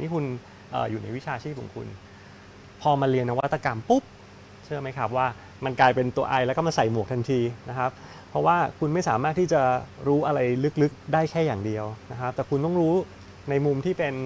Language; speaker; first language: Thai; native; Thai